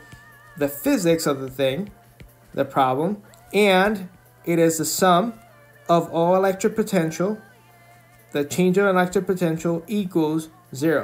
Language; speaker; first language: English; native; English